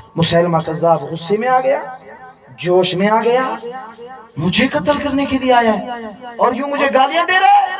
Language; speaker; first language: Urdu; non-native, local second language; Saraiki